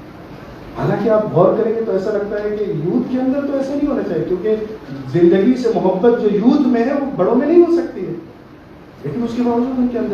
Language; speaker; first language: Urdu; native; Urdu